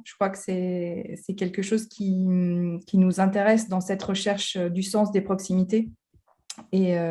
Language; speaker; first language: French; native; French